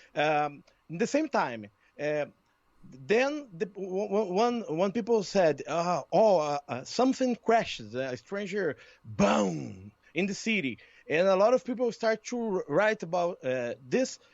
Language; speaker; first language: English; non-native, learner; Portuguese